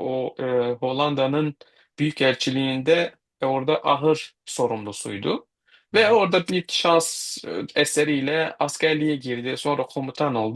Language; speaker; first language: Turkish; non-native, fluent; Kurdish